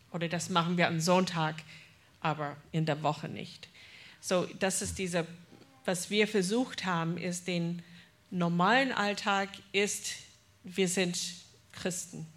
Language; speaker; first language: German; non-native, fluent; English